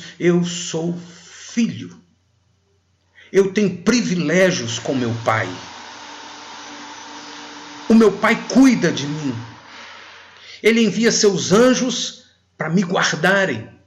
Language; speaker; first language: Portuguese; native; Portuguese